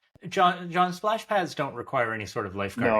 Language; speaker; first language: English; native; English